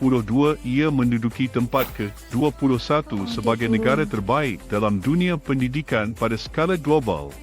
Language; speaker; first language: Malay; native; Malay